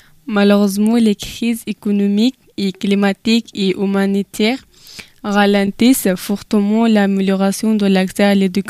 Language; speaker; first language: French; non-native, learner; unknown